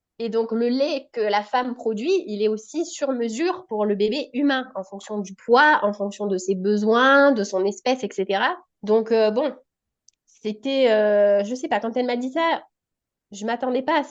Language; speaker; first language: French; native; French